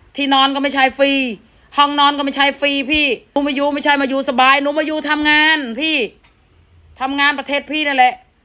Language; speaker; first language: Thai; non-native, fluent; Khmer